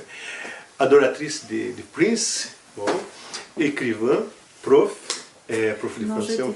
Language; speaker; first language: French; non-native, fluent; Portuguese